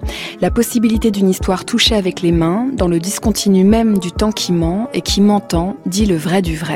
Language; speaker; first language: French; native; French